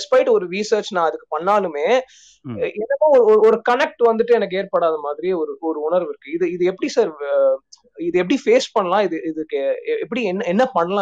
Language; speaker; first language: Tamil; native; Tamil